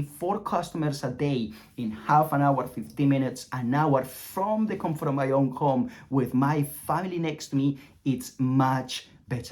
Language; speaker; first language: English; non-native, fluent; Spanish